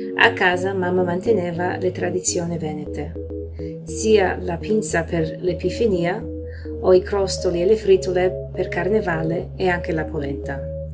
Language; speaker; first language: Italian; early bilingual, heritage; Italian